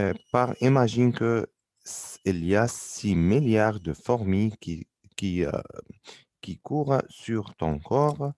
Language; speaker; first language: French; non-native, fluent; Arabic